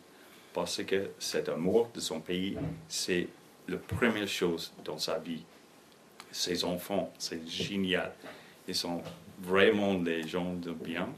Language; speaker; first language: French; non-native, fluent; English